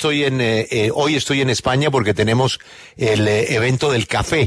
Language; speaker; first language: Spanish; native; Spanish